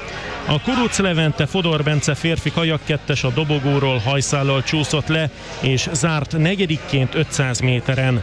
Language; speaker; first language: Hungarian; native; Hungarian